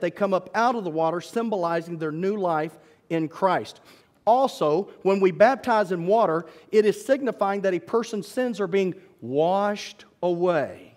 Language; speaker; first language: English; native; English